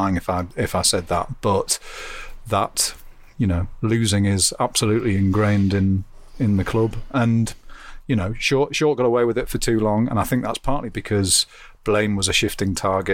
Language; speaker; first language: English; native; English